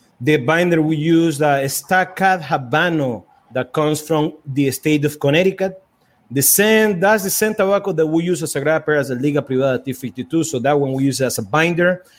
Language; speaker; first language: English; non-native, fluent; Spanish